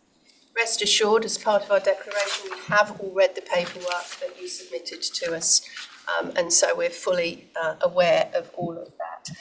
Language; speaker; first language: English; native; English